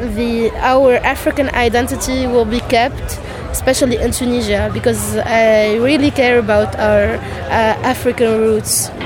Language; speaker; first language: English; non-native, fluent; Arabic